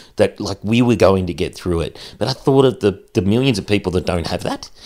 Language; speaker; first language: English; native; English